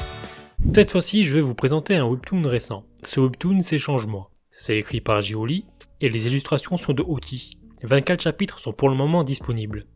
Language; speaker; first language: French; native; French